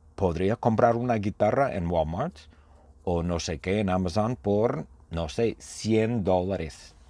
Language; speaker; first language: Spanish; non-native, fluent; English